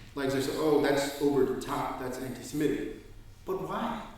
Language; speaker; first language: English; non-native, fluent; Danish